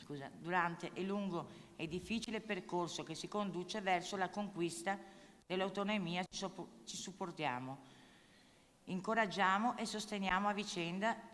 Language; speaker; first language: Italian; native; Italian